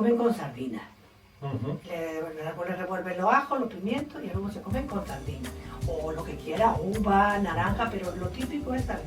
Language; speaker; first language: Spanish; native; Spanish